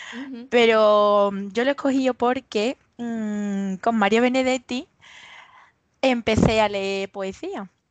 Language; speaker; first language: Spanish; native; Spanish